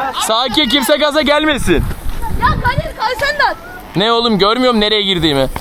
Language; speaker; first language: Turkish; native; Turkish